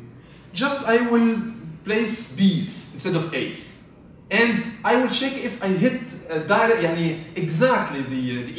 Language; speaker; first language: English; non-native, fluent; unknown